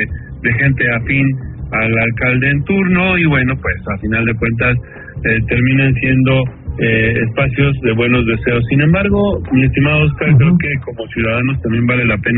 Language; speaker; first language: Spanish; native; Spanish